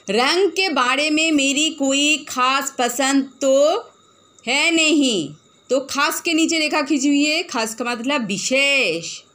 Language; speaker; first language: Hindi; non-native, local second language; Bangla